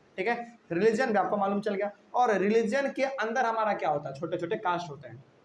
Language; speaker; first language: Hindi; native; Hindi